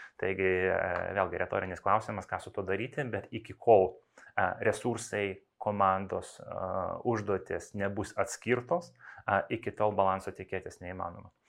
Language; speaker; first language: Lithuanian; non-native, local second language; Russian